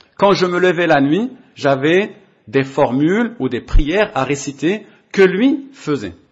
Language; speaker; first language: French; non-native, local second language; Arabic